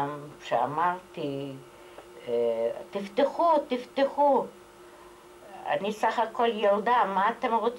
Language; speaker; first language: Hebrew; non-native, fluent; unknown